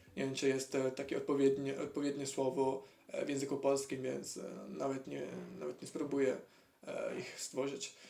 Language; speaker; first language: Polish; non-native, learner; Italian